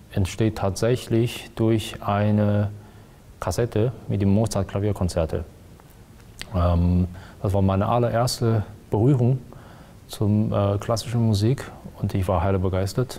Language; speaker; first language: German; non-native, fluent; Chinese